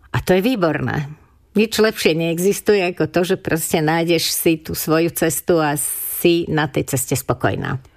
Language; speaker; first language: Slovak; non-native, local second language; Hungarian